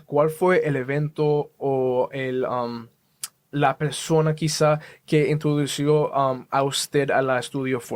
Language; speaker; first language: Spanish; early bilingual, heritage; Spanish